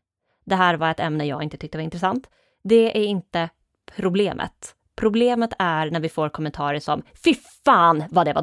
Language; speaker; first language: Swedish; native; Swedish